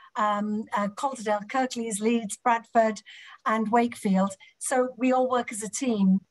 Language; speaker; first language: English; native; English